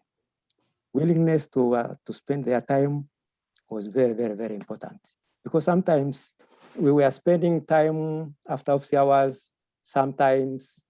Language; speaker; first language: English; non-native, local second language; Swahili